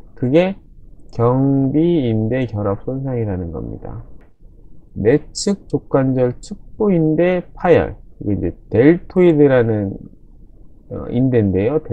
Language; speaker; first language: Korean; native; Korean